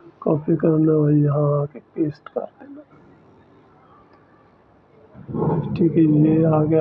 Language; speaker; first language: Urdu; non-native, local second language; Punjabi